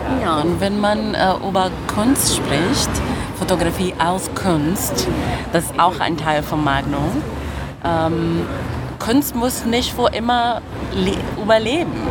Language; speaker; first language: German; non-native, fluent; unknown